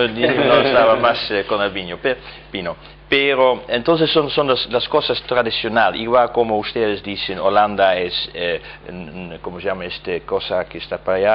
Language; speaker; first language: Spanish; non-native, fluent; Dutch